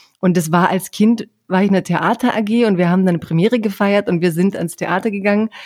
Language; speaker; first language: German; early bilingual, other home language; Croatian